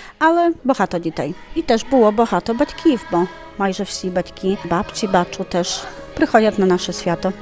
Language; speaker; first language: Ukrainian; early bilingual, heritage; Ukrainian